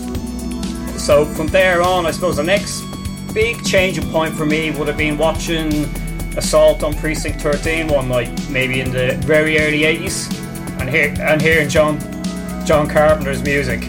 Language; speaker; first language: English; native; English